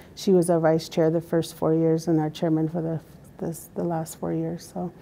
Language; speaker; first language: English; native; English